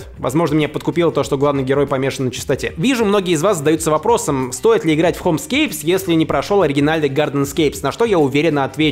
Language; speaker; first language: Russian; native; Russian